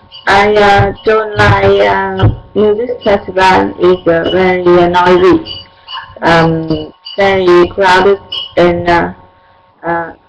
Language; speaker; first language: English; non-native, learner; Vietnamese